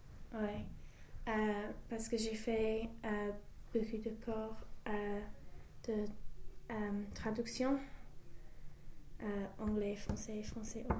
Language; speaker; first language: French; non-native, learner; English